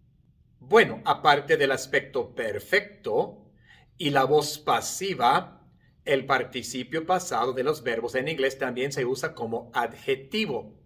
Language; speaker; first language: Spanish; non-native, fluent; English